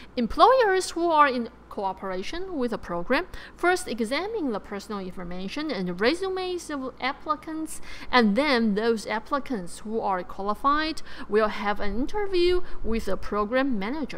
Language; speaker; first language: English; non-native, fluent; Chinese